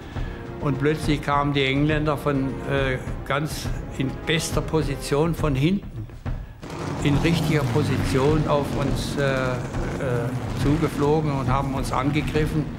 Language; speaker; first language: German; native; German